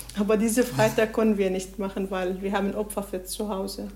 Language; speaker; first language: German; non-native, learner; Arabic